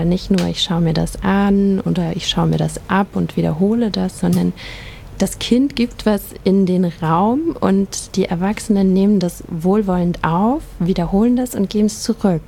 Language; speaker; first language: German; native; German